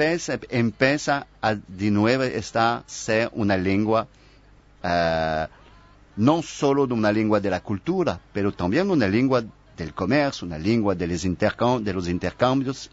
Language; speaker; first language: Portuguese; non-native, fluent; French